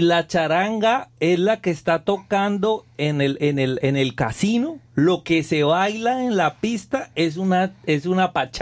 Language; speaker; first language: Spanish; native; Spanish